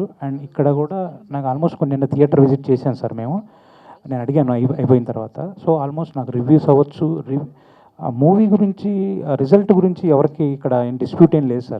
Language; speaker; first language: Telugu; native; Telugu